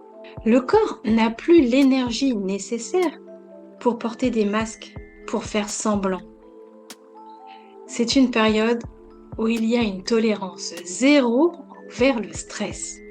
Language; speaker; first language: French; native; French